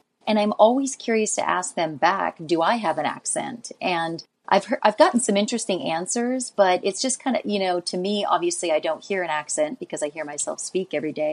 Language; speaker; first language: English; native; English